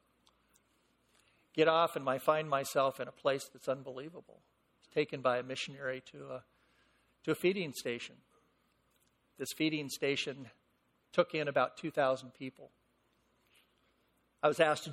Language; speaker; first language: English; native; English